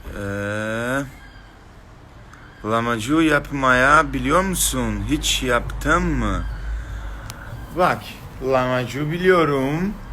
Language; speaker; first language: Turkish; non-native, learner; Portuguese